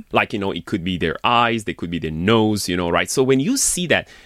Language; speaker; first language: English; non-native, fluent; Persian